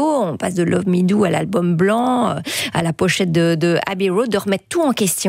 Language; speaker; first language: French; native; French